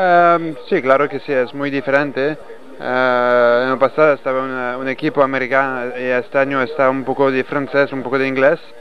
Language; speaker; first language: Spanish; non-native, fluent; French